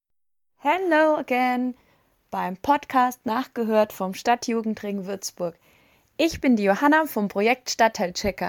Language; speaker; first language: German; native; German